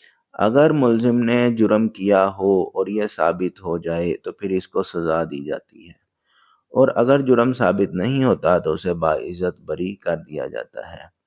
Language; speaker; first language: Urdu; native; Urdu